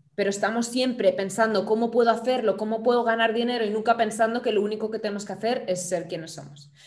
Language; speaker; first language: Spanish; non-native, fluent; German